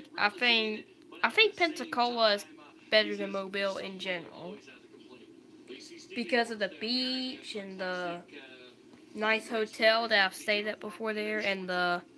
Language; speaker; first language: English; native; English